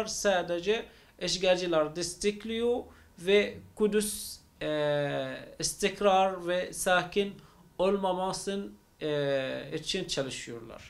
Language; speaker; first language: Turkish; non-native, fluent; Arabic